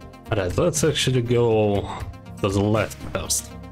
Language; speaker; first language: English; non-native, learner; Russian